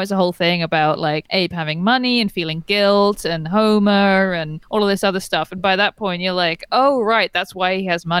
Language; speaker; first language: English; native; English